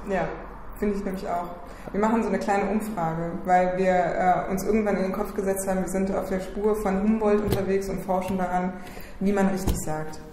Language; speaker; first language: German; native; German